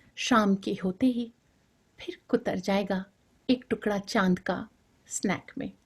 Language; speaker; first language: Hindi; non-native, local second language; Bangla